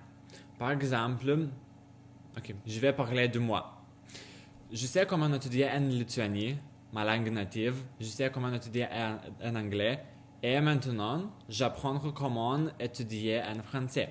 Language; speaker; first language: French; non-native, learner; Lithuanian